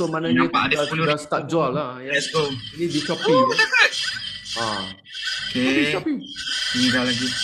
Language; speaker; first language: Malay; native; Malay